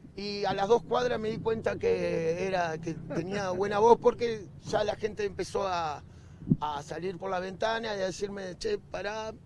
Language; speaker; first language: Spanish; native; Spanish